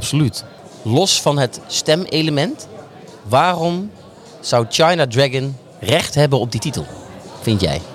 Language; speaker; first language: Dutch; native; Dutch